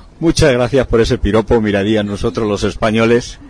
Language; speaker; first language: Spanish; native; Spanish